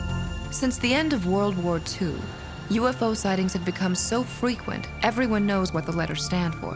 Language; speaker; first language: English; native; English